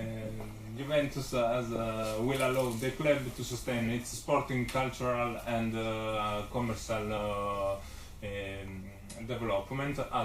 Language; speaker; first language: English; non-native, learner; Italian